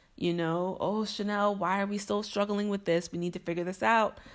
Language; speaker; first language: English; native; English